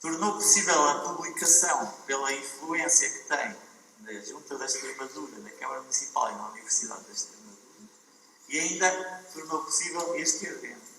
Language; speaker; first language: Portuguese; non-native, fluent; Spanish